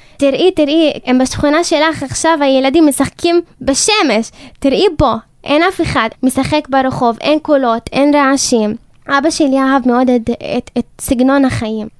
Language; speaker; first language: Hebrew; non-native, local second language; Arabic